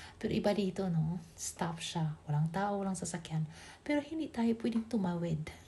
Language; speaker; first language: Filipino; native; Filipino